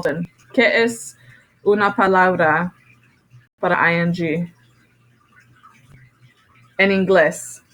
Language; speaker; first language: Spanish; non-native, fluent; English